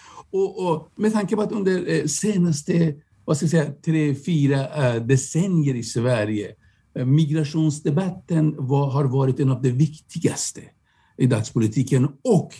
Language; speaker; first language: Swedish; non-native, fluent; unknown